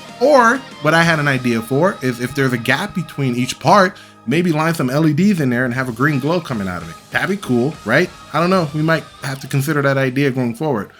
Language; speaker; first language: English; native; English